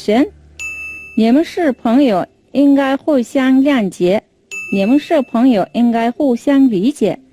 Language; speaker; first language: Chinese; non-native, fluent; Mongolian